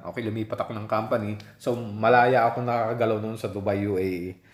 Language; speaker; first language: Filipino; native; Filipino